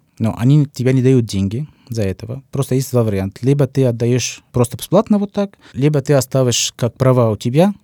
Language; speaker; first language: Russian; non-native, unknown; Arabic